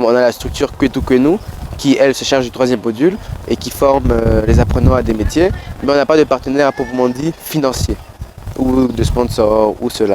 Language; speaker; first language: French; non-native, local second language; Lingala